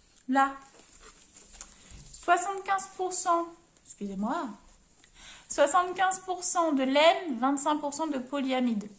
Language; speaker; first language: French; native; French